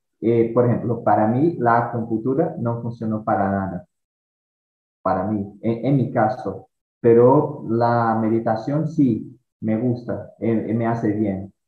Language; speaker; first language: Spanish; non-native, fluent; Portuguese